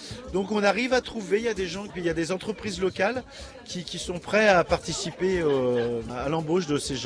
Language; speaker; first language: French; native; French